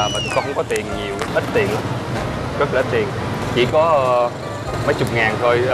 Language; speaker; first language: Vietnamese; native; Vietnamese